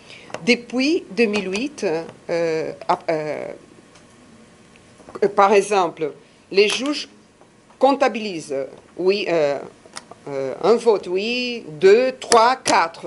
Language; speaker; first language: French; non-native, fluent; Portuguese